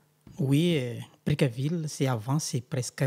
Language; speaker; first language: French; non-native, local second language; Malagasy